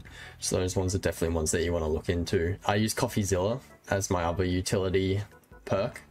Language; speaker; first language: English; native; English